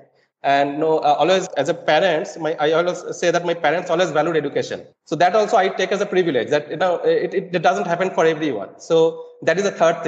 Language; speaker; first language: English; non-native, local second language; Bangla